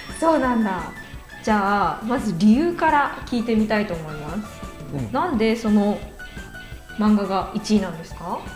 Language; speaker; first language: Japanese; native; Japanese